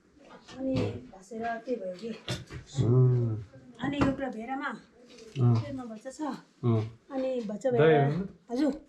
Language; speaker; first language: Nepali; non-native, local second language; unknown